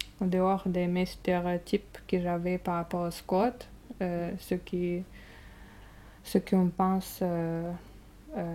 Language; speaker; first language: French; non-native, fluent; Russian